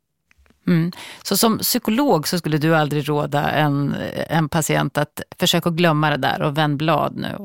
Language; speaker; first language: Swedish; native; Swedish